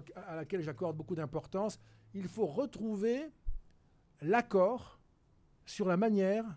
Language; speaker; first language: French; native; French